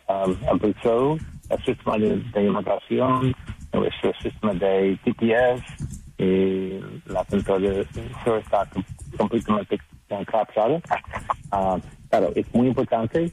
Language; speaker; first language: Spanish; non-native, learner; English